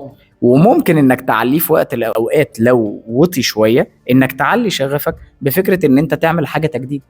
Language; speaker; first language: Arabic; native; Arabic